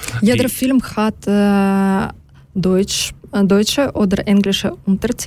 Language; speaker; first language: German; non-native, learner; Ukrainian